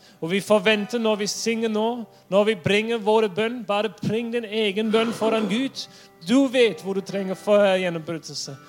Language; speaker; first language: Norwegian; non-native, fluent; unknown